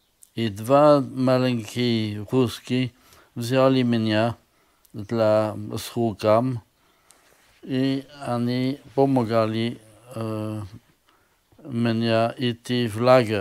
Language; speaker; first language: Russian; non-native, learner; French